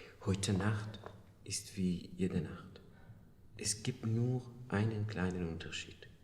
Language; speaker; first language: German; non-native, fluent; Persian